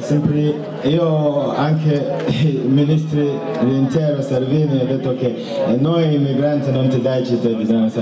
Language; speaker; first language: Italian; non-native, learner; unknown